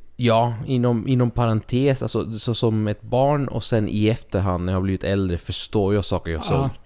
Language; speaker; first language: Swedish; early bilingual, other home language; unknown